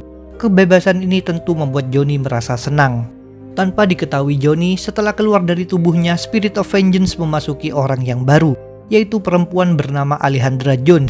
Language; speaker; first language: Indonesian; native; Indonesian